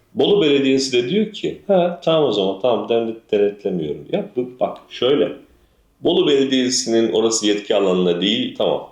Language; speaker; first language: Turkish; native; Turkish